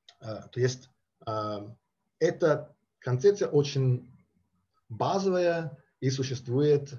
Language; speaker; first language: Russian; non-native, fluent; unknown